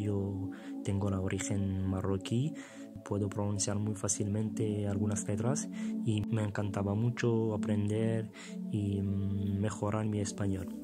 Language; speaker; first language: Spanish; non-native, fluent; French